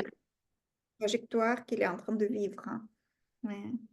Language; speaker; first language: French; non-native, fluent; Russian